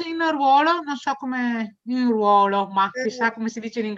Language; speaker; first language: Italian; native; Italian